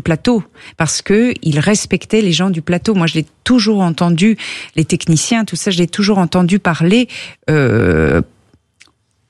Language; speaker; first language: French; native; French